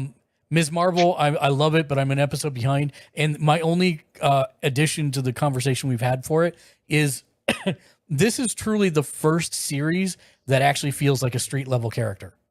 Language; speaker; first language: English; native; English